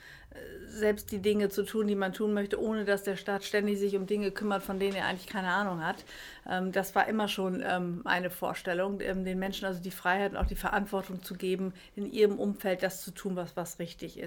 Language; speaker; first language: German; native; German